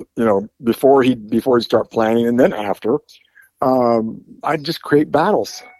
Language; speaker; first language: English; native; English